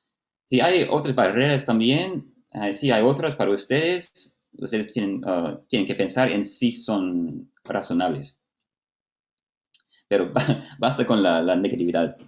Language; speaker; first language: Spanish; non-native, fluent; Portuguese